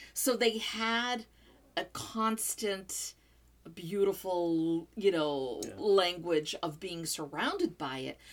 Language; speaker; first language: English; non-native, fluent; Portuguese